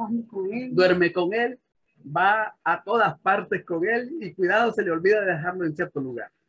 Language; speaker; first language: Spanish; native; Spanish